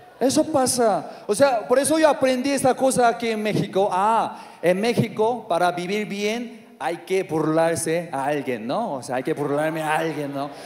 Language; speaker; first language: Spanish; non-native, learner; Korean